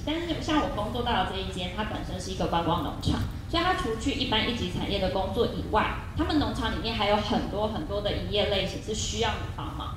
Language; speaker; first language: Chinese; native; Chinese